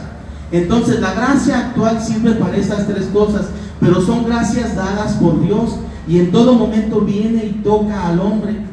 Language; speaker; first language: Spanish; native; Spanish